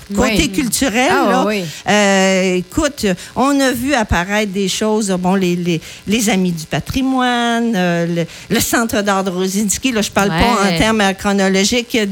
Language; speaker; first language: French; native; French